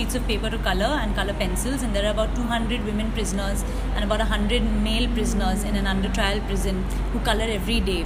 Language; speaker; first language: English; non-native, local second language; Bangla